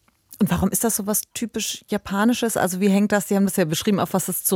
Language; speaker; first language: German; native; German